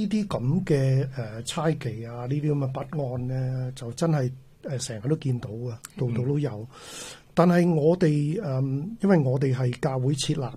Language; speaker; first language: Cantonese; native; Cantonese